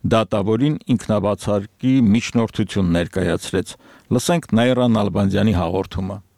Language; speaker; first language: Armenian; native; Armenian